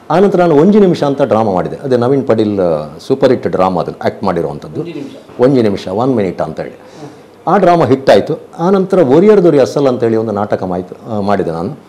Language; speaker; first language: Kannada; non-native, local second language; Tulu